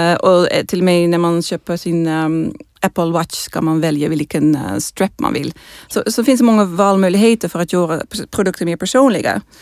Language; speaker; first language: Swedish; non-native, fluent; Dutch